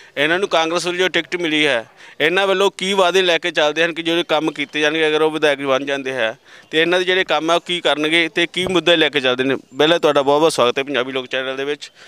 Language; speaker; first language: Punjabi; native; Punjabi